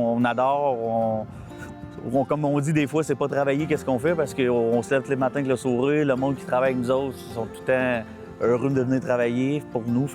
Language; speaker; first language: French; native; French